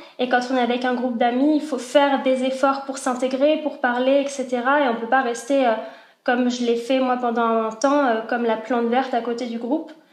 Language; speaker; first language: French; native; French